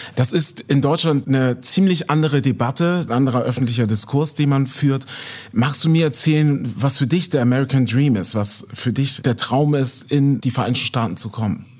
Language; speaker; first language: German; native; German